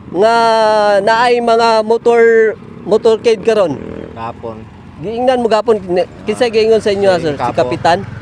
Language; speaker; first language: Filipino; non-native, local second language; Cebuano